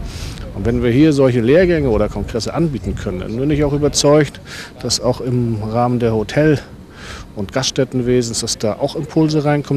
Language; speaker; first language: German; native; German